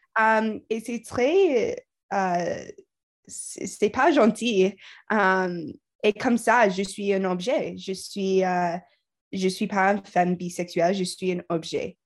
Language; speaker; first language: French; non-native, learner; English